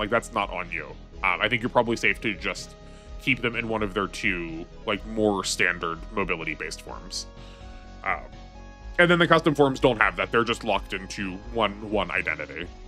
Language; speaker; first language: English; native; English